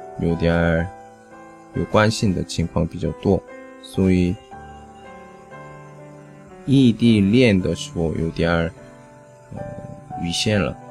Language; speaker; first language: Chinese; non-native, fluent; Korean